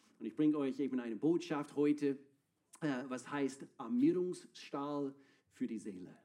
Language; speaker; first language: German; non-native, fluent; English